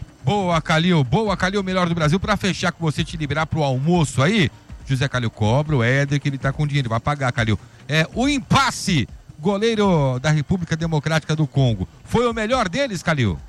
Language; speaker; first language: Portuguese; native; Portuguese